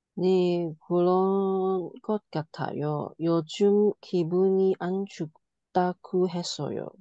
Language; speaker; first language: Korean; non-native, learner; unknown